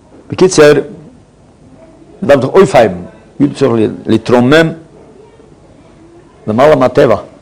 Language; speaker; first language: Hebrew; non-native, fluent; Yiddish